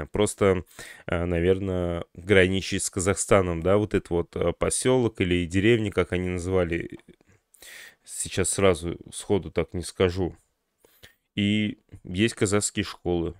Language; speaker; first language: Russian; native; Russian